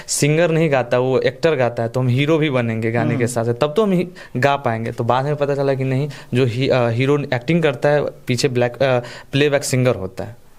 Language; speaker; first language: Hindi; native; Hindi